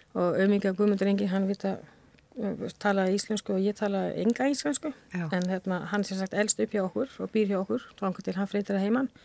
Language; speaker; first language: Icelandic; non-native, fluent; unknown